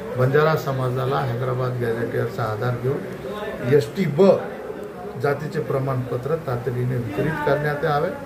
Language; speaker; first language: Marathi; non-native, local second language; Lambadi